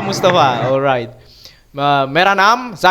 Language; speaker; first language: Hindi; non-native, learner; Indonesian